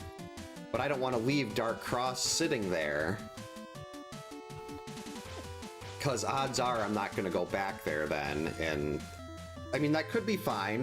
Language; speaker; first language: English; native; English